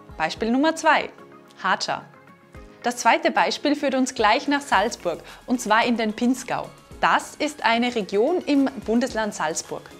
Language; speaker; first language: German; native; German